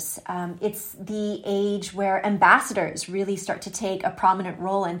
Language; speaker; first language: English; native; English